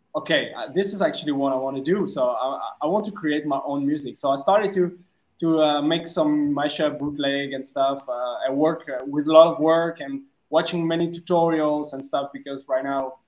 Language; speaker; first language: English; non-native, fluent; French